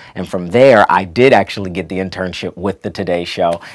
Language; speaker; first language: English; native; English